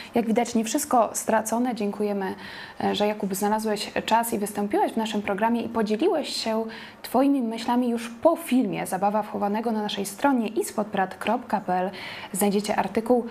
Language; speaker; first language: Polish; native; Polish